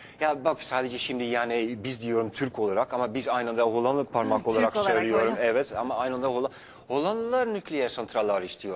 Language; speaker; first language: Turkish; non-native, fluent; Dutch